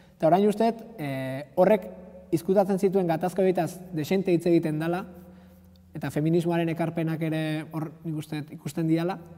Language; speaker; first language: Basque; native; Basque